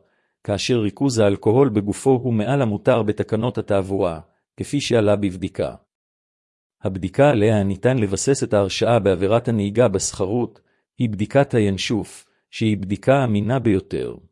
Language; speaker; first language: Hebrew; native; Hebrew